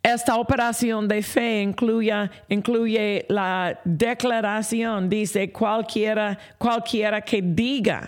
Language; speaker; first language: Spanish; non-native, fluent; English